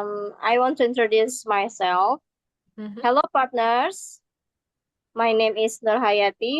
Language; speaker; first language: English; non-native, learner; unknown